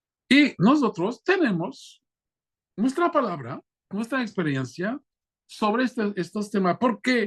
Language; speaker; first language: Spanish; non-native, fluent; French